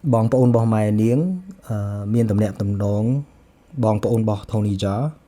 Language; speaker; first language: Khmer; early bilingual, heritage; Khmer